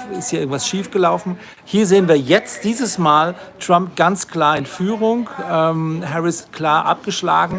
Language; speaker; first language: German; native; German